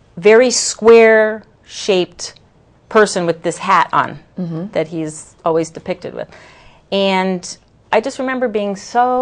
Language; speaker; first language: English; native; English